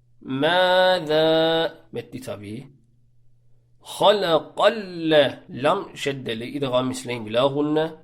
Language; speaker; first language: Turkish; native; Turkish